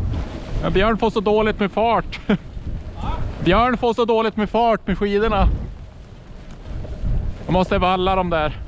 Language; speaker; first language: Swedish; native; Swedish